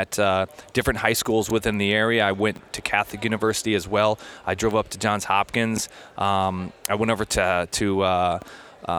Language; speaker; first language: English; native; English